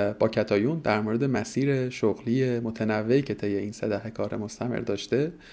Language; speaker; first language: Persian; native; Persian